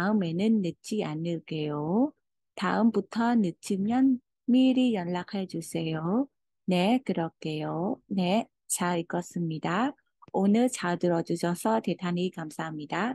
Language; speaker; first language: Korean; non-native, fluent; Khmer